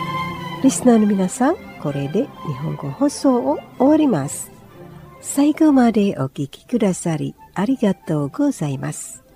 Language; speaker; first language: Japanese; non-native, fluent; Indonesian